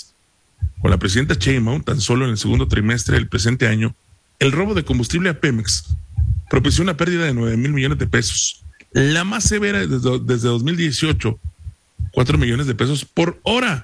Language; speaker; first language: Spanish; native; Spanish